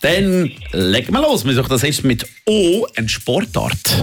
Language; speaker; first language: German; native; German